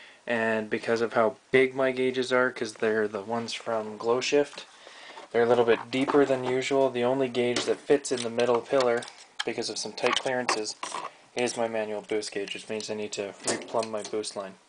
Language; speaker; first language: English; native; English